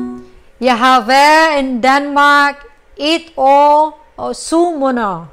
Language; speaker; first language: Danish; non-native, learner; Filipino